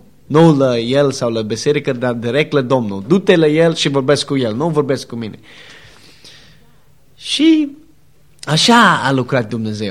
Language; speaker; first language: Romanian; non-native, learner; English